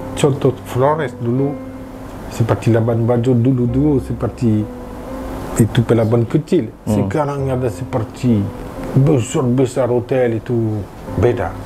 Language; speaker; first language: Indonesian; non-native, learner; French